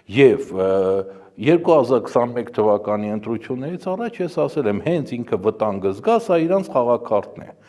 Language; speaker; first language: Armenian; native; Armenian